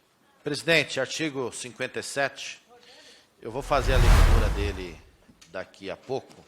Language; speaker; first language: Portuguese; native; Portuguese